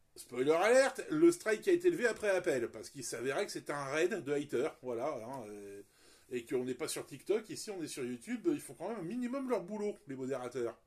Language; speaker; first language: French; native; French